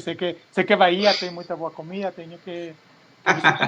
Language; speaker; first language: Portuguese; non-native, fluent; Spanish